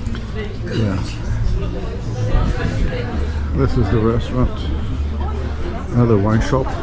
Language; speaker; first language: English; non-native, fluent; Turkish